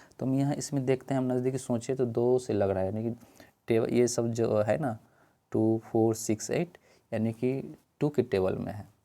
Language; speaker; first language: Hindi; native; Hindi